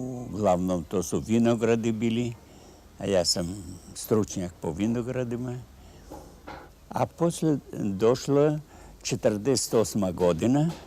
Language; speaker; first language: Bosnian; non-native, fluent; Russian